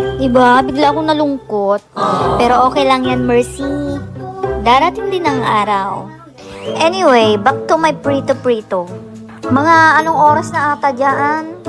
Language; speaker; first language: Filipino; non-native, local second language; Iloko